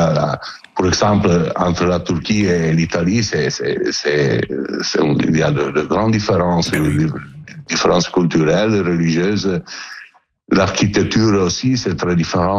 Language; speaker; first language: French; non-native, learner; Italian